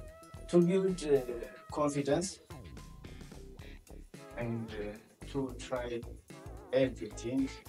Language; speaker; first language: English; non-native, learner; Amharic